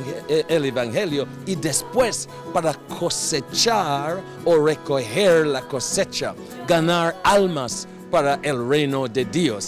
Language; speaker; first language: Spanish; non-native, fluent; English